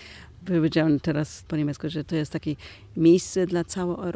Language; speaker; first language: Polish; non-native, learner; German